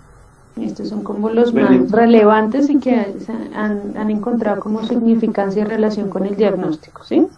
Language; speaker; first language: Spanish; native; Spanish